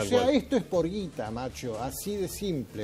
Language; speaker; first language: Spanish; native; Spanish